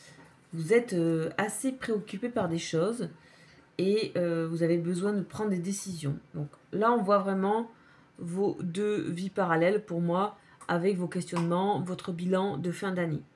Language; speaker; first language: French; native; French